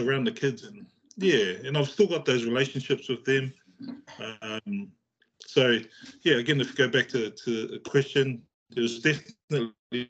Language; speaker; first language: English; native; English